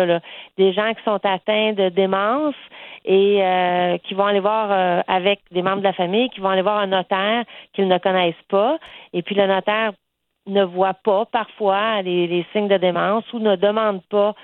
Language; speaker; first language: French; native; French